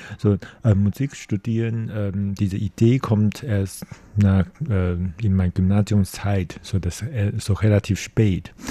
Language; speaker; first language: German; non-native, learner; Chinese